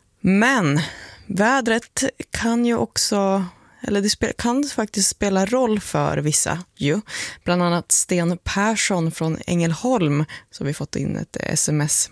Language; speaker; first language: Swedish; native; Swedish